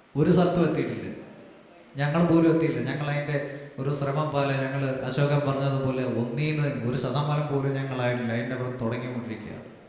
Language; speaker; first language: Malayalam; non-native, local second language; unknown